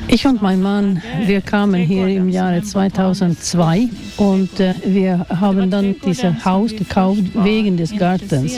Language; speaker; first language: German; non-native, fluent; Swedish